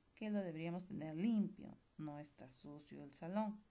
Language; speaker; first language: Spanish; native; Spanish